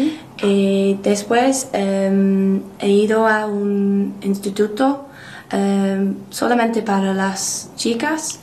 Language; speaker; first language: Spanish; non-native, learner; English